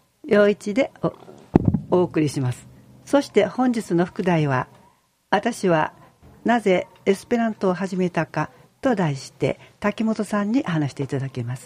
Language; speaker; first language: Japanese; native; Japanese